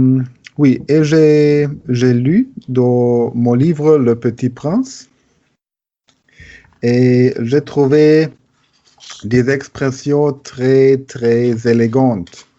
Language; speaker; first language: French; non-native, learner; German